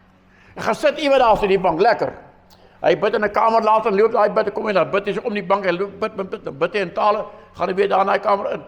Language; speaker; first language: Afrikaans; native; Afrikaans